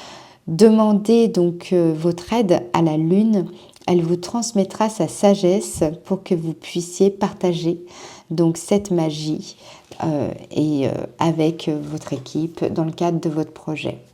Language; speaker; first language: French; native; French